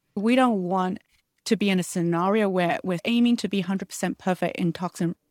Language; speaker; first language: English; early bilingual, other home language; Chinese